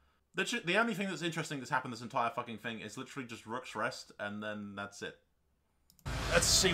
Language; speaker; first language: English; native; English